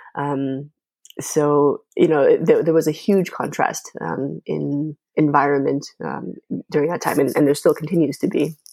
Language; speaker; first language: English; non-native, fluent; Chinese